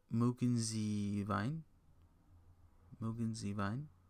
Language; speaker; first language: German; non-native, learner; English